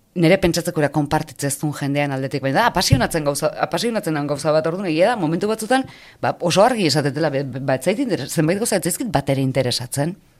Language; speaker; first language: Basque; native; Basque